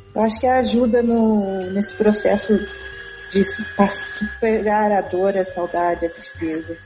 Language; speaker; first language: Portuguese; native; Portuguese